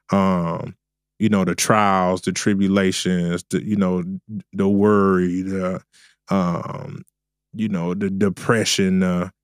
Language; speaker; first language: English; native; English